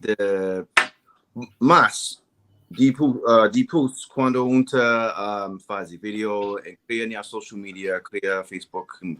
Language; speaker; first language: Portuguese; non-native, learner; English